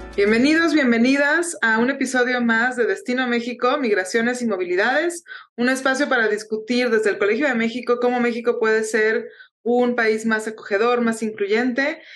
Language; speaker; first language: Spanish; native; Spanish